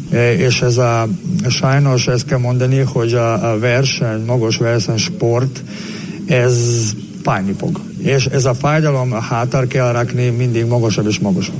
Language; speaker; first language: Hungarian; non-native, learner; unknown